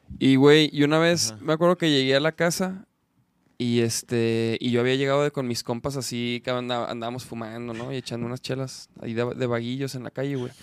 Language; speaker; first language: Spanish; native; Spanish